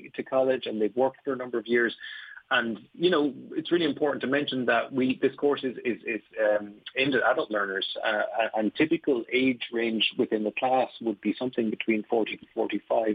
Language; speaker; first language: English; native; English